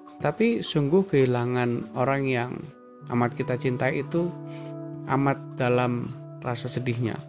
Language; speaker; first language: Indonesian; native; Indonesian